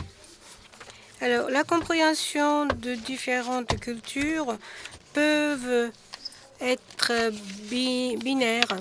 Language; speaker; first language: French; non-native, fluent; Japanese